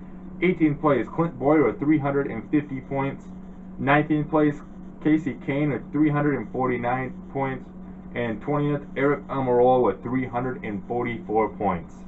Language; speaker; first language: English; native; English